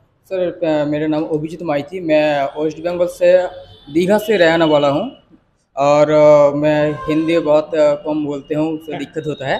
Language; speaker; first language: Hindi; non-native, local second language; Bangla